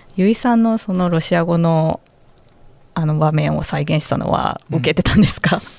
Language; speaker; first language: Japanese; native; Japanese